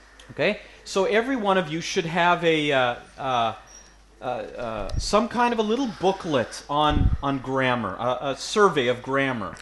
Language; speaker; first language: English; native; English